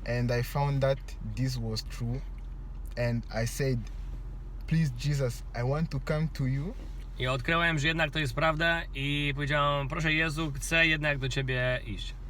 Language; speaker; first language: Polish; non-native, fluent; Kinyarwanda